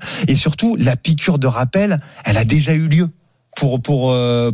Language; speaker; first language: French; native; French